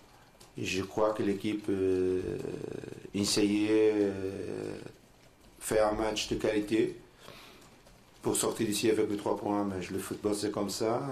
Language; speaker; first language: French; non-native, learner; Portuguese